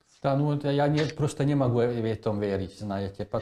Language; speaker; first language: Russian; non-native, fluent; Hungarian